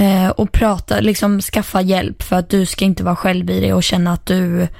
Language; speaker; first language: Swedish; native; Swedish